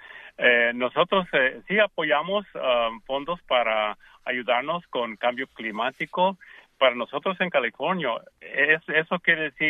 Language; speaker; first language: Spanish; early bilingual, heritage; Spanish